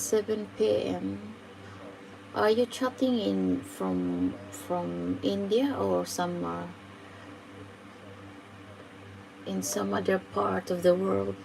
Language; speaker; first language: English; non-native, fluent; Filipino